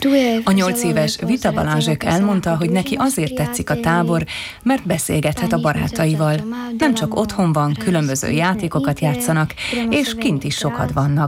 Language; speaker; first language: Hungarian; native; Hungarian